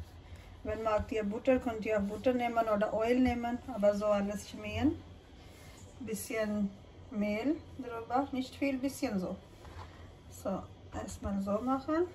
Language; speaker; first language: German; non-native, learner; Urdu